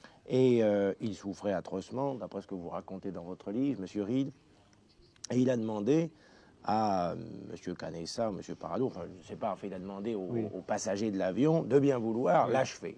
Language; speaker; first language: French; native; French